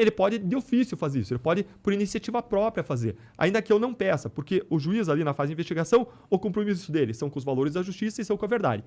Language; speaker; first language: Portuguese; native; Portuguese